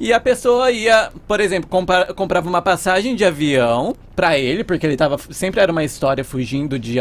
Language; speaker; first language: Portuguese; native; Portuguese